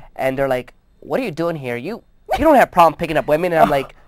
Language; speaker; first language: English; native; English